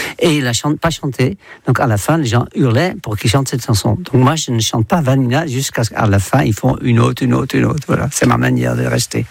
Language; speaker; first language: French; non-native, fluent; Dutch